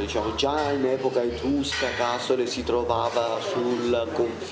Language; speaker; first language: Italian; native; Italian